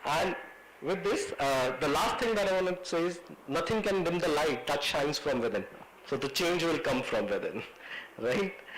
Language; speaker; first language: English; non-native, local second language; Hindi